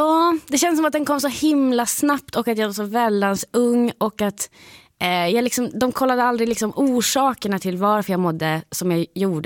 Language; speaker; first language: Swedish; native; Swedish